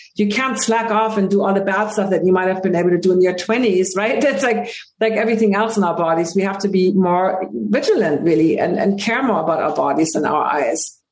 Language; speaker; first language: English; non-native, fluent; German